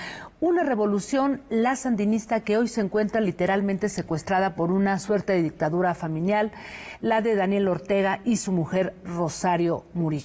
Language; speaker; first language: Spanish; native; Spanish